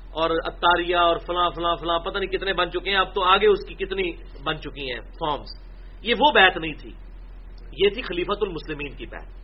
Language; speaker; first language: Urdu; non-native, local second language; Punjabi